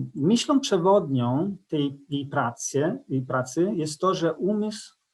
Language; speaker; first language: Polish; non-native, fluent; Italian